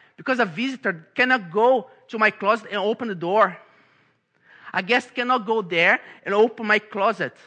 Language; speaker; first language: English; non-native, fluent; Portuguese